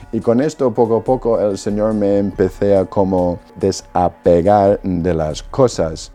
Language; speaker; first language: Spanish; non-native, fluent; Polish